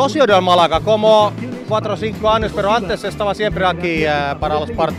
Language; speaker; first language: Spanish; non-native, learner; Finnish